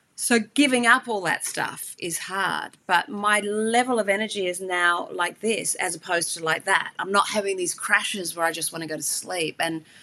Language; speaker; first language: English; native; English